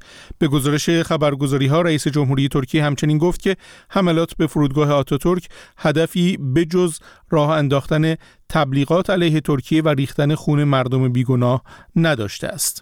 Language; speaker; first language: Persian; native; Persian